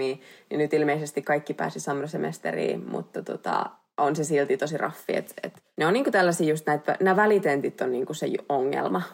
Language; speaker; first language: Finnish; native; Finnish